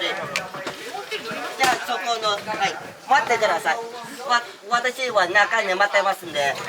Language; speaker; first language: Japanese; non-native, learner; Vietnamese